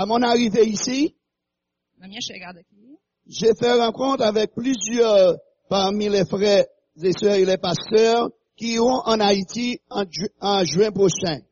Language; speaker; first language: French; non-native, local second language; Haitian Creole